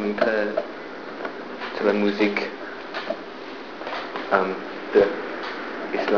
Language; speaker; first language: French; non-native, learner; English